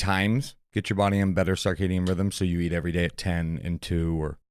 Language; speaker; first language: English; native; English